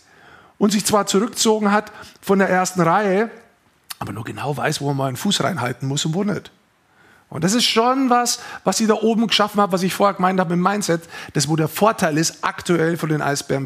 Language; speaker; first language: German; native; German